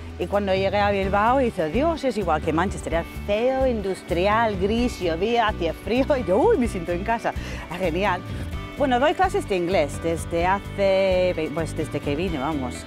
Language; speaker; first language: Spanish; non-native, fluent; English